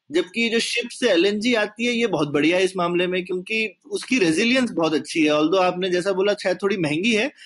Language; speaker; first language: Hindi; native; Hindi